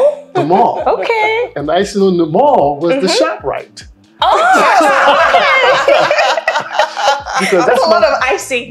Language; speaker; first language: English; native; English